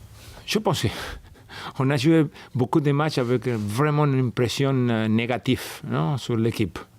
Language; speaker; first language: French; non-native, fluent; Spanish